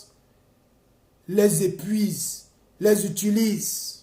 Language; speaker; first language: French; non-native, local second language; Basaa